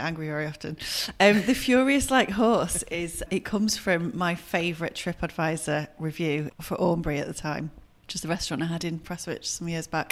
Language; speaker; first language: English; native; English